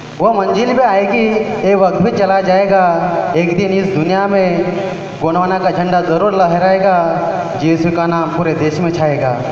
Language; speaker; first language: Hindi; non-native, local second language; Marathi